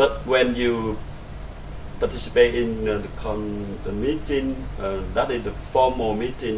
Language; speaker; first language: English; non-native, learner; Vietnamese